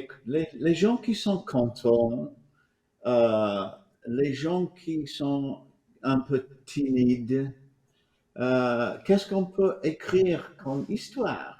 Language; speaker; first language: French; non-native, fluent; English